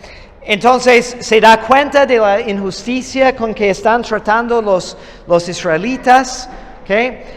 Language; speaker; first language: Spanish; non-native, fluent; English